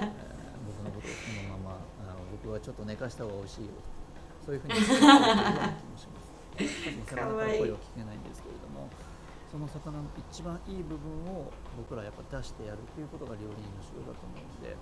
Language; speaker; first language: Japanese; native; Japanese